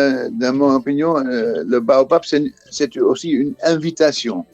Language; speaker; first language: French; non-native, fluent; Dutch